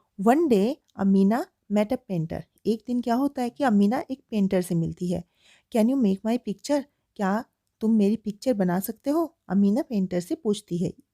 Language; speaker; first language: Hindi; native; Hindi